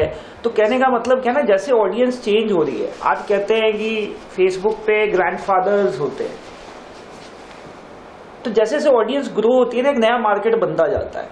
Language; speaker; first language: Hindi; native; Hindi